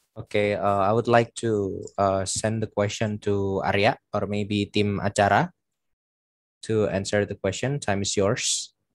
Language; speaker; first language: English; non-native, fluent; Indonesian